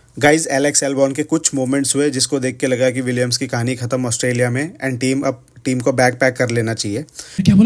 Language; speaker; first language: Hindi; native; Hindi